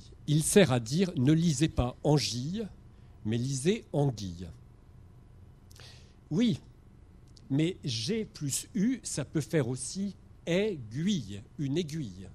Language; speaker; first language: French; native; French